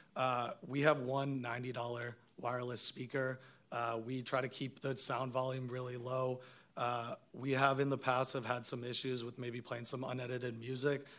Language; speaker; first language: English; non-native, fluent; Hebrew